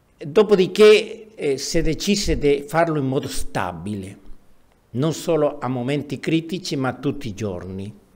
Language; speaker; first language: Italian; non-native, fluent; Spanish